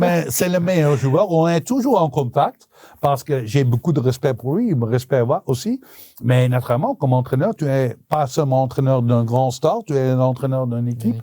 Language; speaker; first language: French; non-native, local second language; Dutch